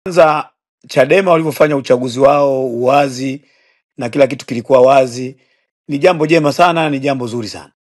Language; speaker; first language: Swahili; native; Swahili